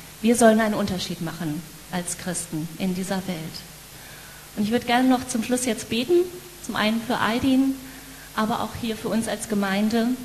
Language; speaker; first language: German; native; German